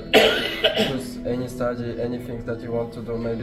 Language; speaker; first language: English; non-native, learner; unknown